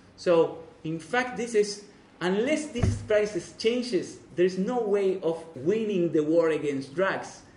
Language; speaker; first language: English; non-native, fluent; Spanish